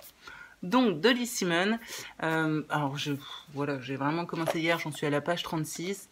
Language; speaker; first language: French; native; French